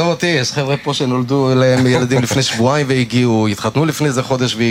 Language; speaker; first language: Hebrew; native; Hebrew